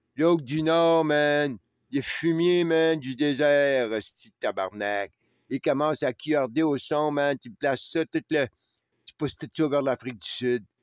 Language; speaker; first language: French; native; French